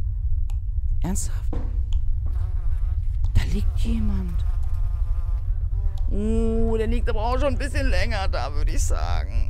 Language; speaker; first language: German; native; German